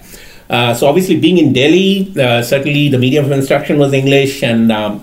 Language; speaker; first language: English; non-native, local second language; Bangla